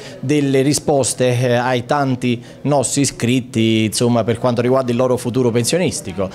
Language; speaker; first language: Italian; native; Italian